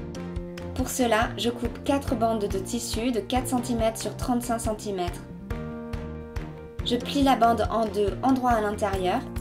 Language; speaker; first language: French; native; French